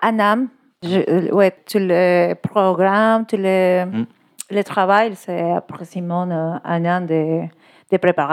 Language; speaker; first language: French; non-native, learner; Spanish